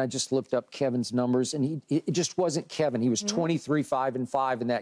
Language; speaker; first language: English; native; English